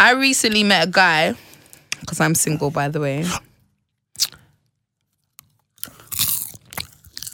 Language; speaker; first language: English; native; English